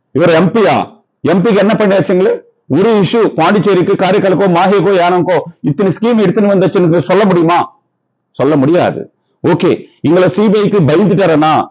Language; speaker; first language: Tamil; non-native, local second language; Telugu